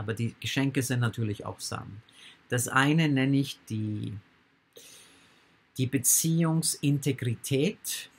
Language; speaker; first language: German; non-native, fluent; English